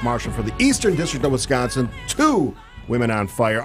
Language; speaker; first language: English; native; English